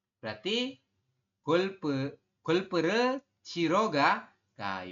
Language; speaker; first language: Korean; non-native, fluent; Indonesian